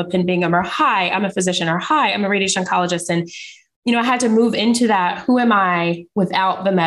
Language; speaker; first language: English; native; English